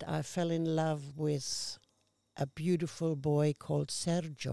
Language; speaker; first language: English; non-native, fluent; German